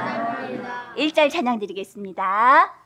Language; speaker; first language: Korean; native; Korean